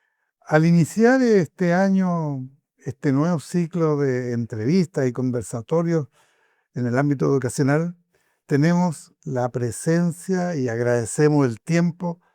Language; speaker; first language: Spanish; native; Spanish